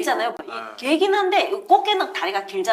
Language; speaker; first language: Korean; native; Korean